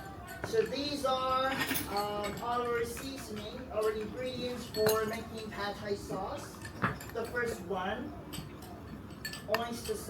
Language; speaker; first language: English; non-native, learner; Thai